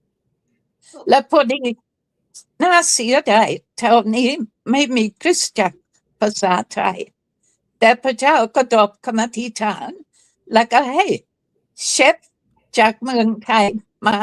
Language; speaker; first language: Thai; non-native, fluent; English